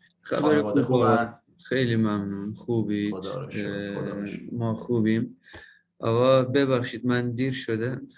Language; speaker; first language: Persian; non-native, learner; Turkish